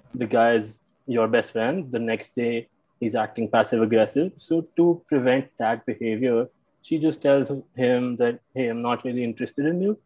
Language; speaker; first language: English; non-native, local second language; Hindi